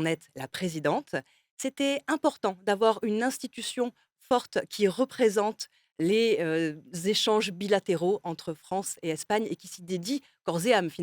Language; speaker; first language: French; native; French